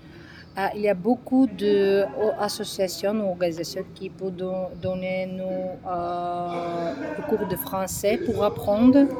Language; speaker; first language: French; non-native, learner; Georgian